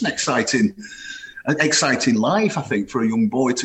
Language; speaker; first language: English; native; English